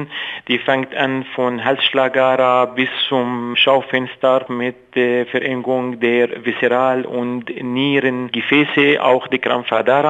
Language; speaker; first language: German; non-native, fluent; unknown